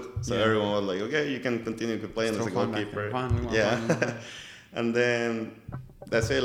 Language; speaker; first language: English; non-native, fluent; Spanish